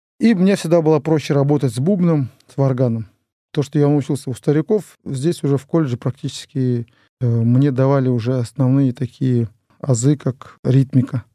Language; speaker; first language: Russian; non-native, local second language; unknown